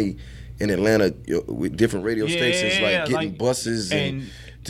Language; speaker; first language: English; native; English